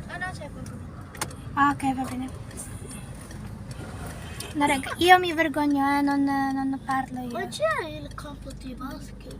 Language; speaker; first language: Italian; early bilingual, other home language; Filipino